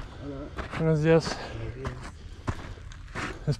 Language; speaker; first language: Spanish; non-native, learner; German